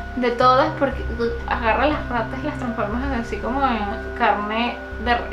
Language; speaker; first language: Spanish; native; Spanish